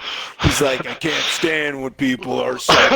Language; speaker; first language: English; native; English